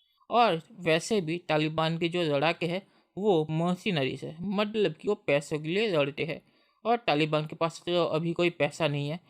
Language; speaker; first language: Hindi; native; Hindi